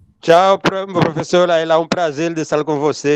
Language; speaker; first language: Portuguese; non-native, learner; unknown